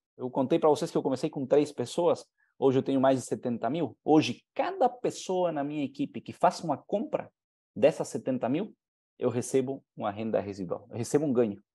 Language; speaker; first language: Portuguese; non-native, fluent; Spanish